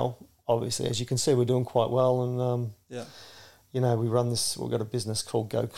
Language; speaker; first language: English; native; English